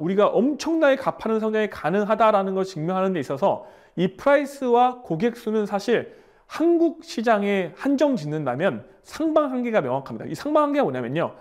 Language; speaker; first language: Korean; native; Korean